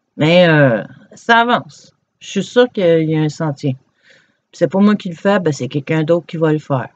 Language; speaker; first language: French; native; French